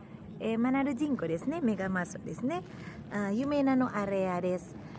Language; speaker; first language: Japanese; non-native, learner; Indonesian